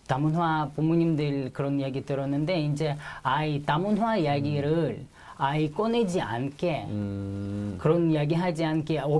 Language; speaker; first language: Korean; non-native, learner; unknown